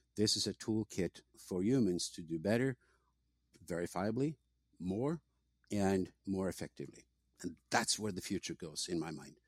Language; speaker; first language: English; non-native, fluent; Norwegian